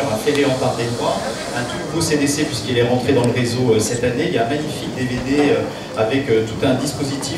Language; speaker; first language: French; native; French